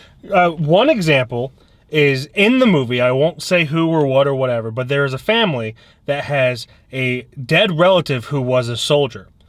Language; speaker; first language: English; native; English